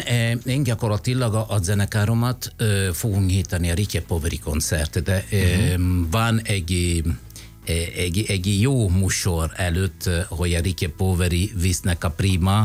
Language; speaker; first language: Hungarian; non-native, fluent; Italian